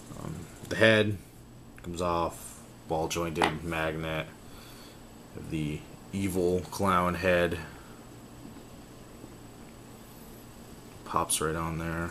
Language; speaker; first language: English; native; English